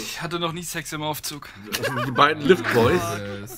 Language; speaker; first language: German; native; German